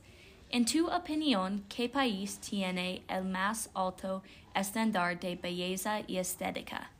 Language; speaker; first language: Spanish; non-native, learner; English